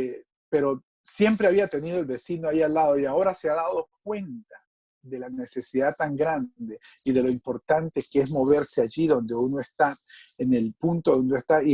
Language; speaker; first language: Spanish; native; Spanish